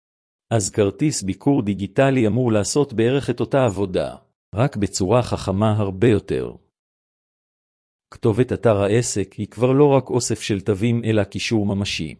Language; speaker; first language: Hebrew; native; Hebrew